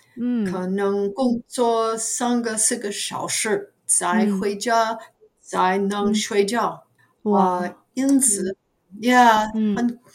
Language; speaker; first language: Chinese; non-native, fluent; English